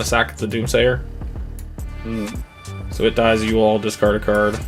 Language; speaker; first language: English; native; English